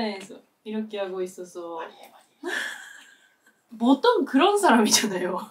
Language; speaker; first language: Korean; non-native, learner; Japanese